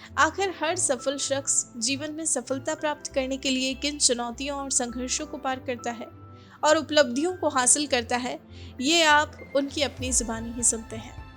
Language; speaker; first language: Hindi; native; Hindi